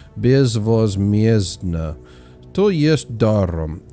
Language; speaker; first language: Russian; non-native, learner; English